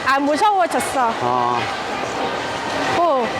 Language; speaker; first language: Korean; non-native, learner; Vietnamese